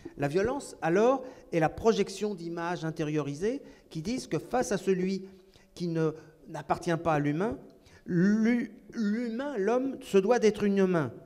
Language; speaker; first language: French; native; French